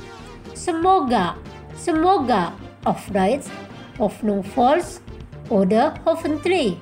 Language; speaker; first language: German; non-native, fluent; Indonesian